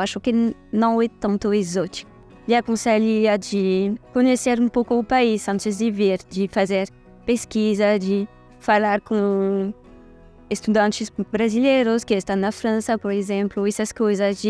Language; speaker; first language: Portuguese; non-native, fluent; French